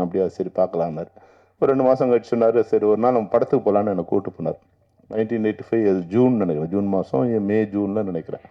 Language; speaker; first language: Tamil; native; Tamil